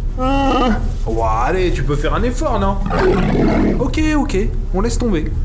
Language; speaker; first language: French; native; French